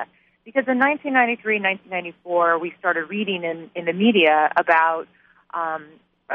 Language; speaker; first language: English; native; English